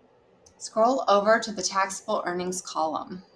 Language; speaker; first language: English; native; English